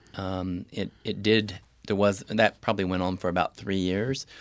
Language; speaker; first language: English; native; English